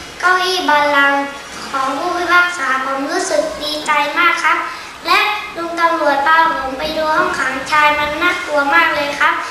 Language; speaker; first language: Thai; native; Thai